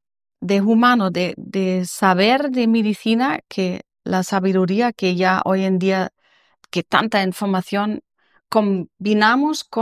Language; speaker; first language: Spanish; non-native, learner; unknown